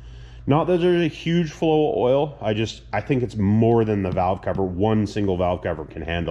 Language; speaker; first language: English; native; English